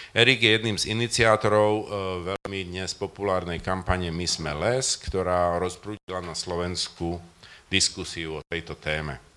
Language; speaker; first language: Slovak; native; Slovak